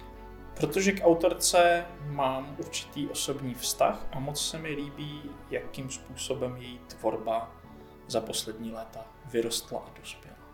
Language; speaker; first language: Czech; native; Czech